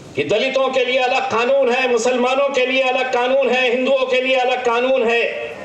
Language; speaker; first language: Hindi; non-native, local second language; Marathi